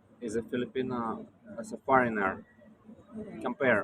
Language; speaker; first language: English; non-native, learner; Russian